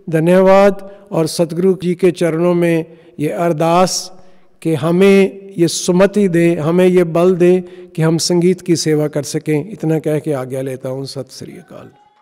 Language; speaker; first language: Hindi; non-native, local second language; Punjabi